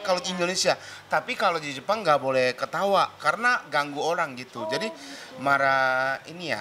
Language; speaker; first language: Indonesian; non-native, fluent; Japanese